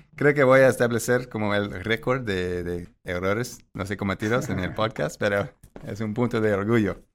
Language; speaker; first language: Spanish; non-native, fluent; English